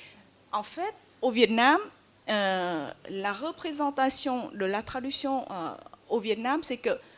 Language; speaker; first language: French; non-native, fluent; Vietnamese